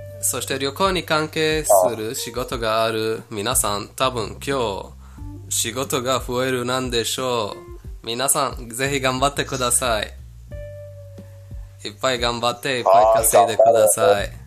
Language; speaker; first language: Japanese; non-native, fluent; Persian